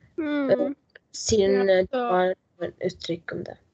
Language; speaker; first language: Norwegian; non-native, learner; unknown